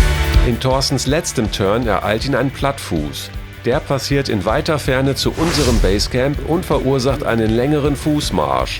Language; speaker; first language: German; native; German